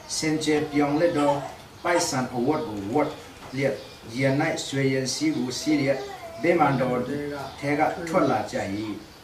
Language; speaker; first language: Burmese; non-native, local second language; Tedim Chin